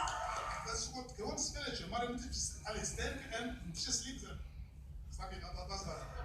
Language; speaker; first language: Dutch; non-native, learner; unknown